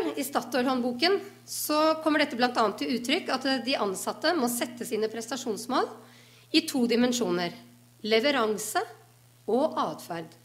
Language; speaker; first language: Norwegian; native; Norwegian